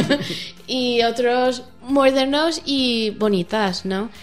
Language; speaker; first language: Spanish; non-native, learner; English